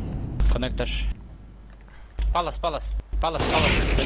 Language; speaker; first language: English; non-native, learner; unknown